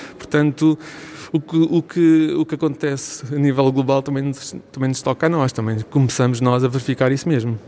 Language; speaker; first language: Portuguese; native; Portuguese